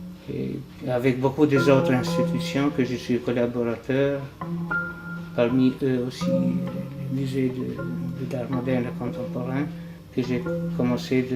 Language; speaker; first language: French; non-native, fluent; Albanian